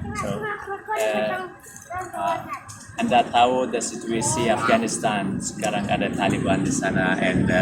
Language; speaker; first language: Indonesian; non-native, learner; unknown